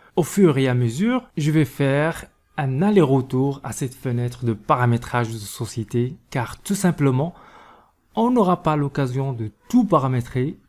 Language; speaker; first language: French; non-native, local second language; Arabic